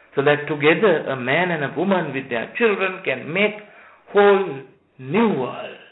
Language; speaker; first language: English; non-native, local second language; Sinhala